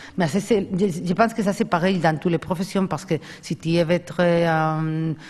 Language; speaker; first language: French; non-native, fluent; Spanish